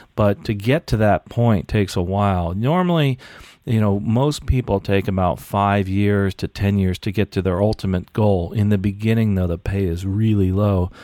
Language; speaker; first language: English; native; English